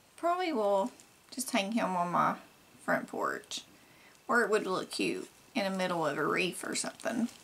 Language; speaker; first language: English; native; English